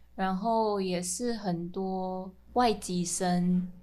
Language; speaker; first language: Chinese; non-native, fluent; Min Nan Chinese